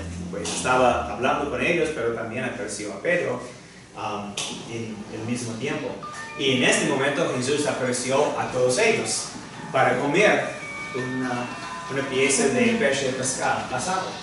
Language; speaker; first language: Spanish; non-native, fluent; English